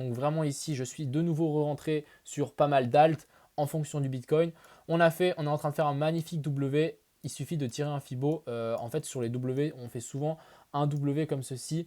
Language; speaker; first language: French; native; French